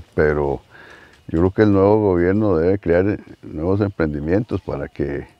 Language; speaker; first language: Spanish; native; Spanish